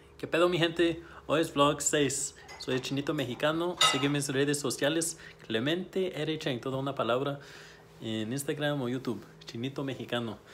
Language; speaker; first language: Spanish; non-native, fluent; English